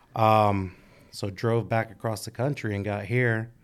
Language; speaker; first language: English; early bilingual, other home language; Spanish